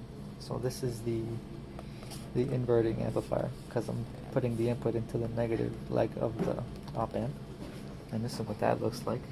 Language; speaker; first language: English; native; English